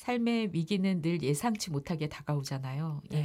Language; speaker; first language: Korean; native; Korean